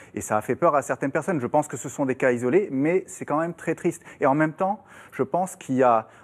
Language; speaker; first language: French; non-native, fluent; German